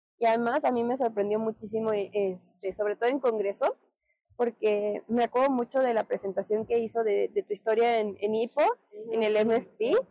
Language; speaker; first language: Spanish; native; Spanish